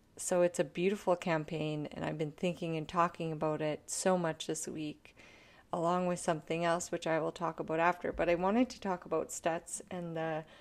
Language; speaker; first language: English; native; English